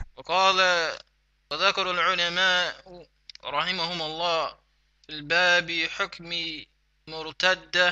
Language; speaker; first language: Arabic; non-native, fluent; English